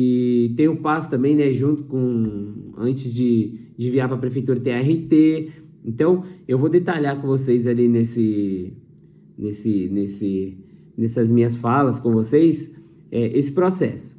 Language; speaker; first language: Portuguese; native; Portuguese